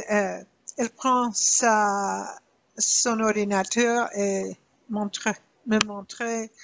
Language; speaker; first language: French; non-native, learner; English